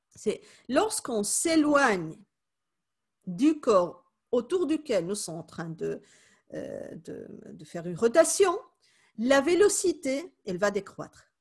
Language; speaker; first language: French; non-native, fluent; Spanish